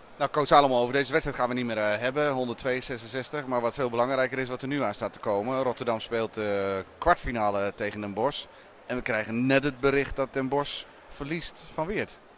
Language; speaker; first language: Dutch; native; Dutch